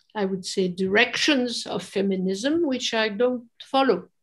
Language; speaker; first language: English; non-native, fluent; French